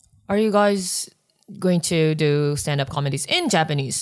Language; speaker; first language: English; non-native, fluent; Japanese